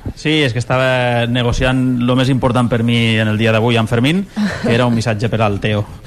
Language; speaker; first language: Catalan; native; Catalan